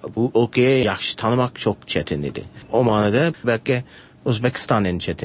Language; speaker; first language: Turkish; non-native, fluent; English